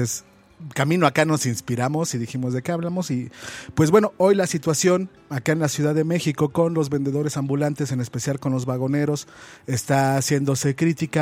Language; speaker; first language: Spanish; native; Spanish